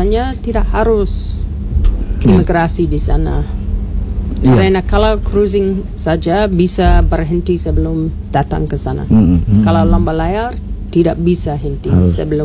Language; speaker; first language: Indonesian; non-native, learner; English